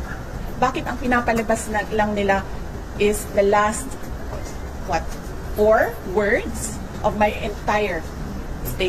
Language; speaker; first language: Filipino; non-native, local second language; Cebuano